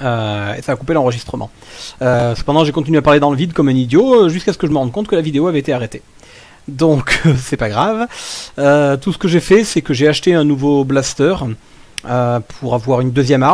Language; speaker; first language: French; native; French